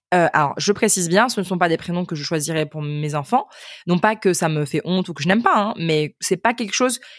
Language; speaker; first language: French; native; French